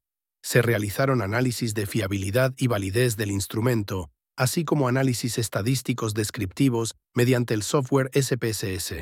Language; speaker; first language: Spanish; native; Spanish